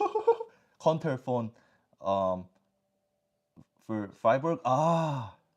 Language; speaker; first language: German; non-native, learner; English